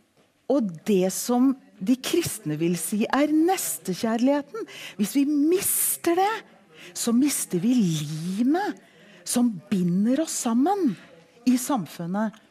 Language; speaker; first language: Norwegian; early bilingual, heritage; Norwegian